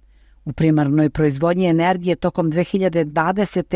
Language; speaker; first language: Croatian; native; Croatian